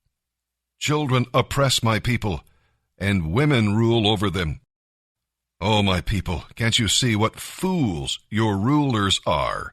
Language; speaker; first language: English; native; English